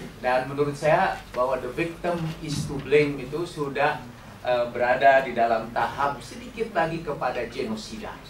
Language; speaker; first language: Indonesian; non-native, local second language; Sundanese